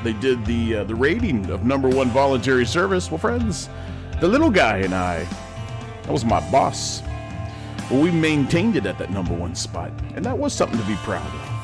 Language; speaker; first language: English; native; English